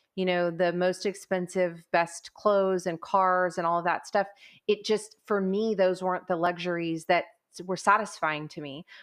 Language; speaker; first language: English; native; English